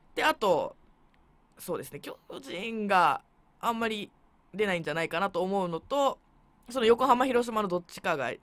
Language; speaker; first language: Japanese; native; Japanese